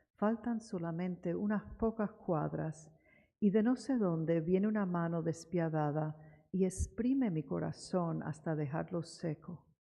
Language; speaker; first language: Spanish; early bilingual, heritage; Spanish